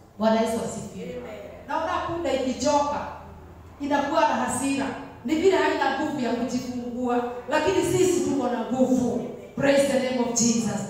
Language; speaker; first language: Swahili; non-native, local second language; Kikuyu